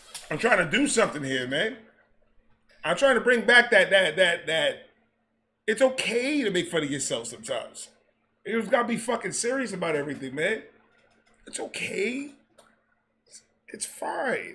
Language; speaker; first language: English; early bilingual, other home language; Spanish